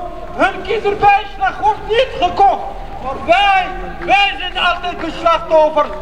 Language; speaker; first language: Dutch; non-native, fluent; Arabic